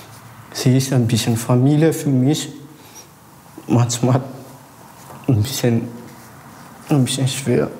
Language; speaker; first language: German; non-native, learner; Malagasy